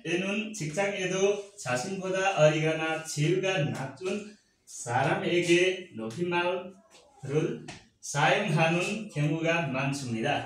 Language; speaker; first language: Korean; non-native, learner; Nepali